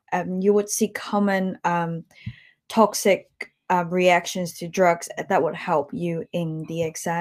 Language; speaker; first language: English; native; English